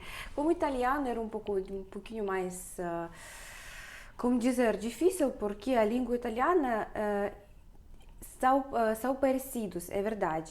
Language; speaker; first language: Portuguese; non-native, fluent; Russian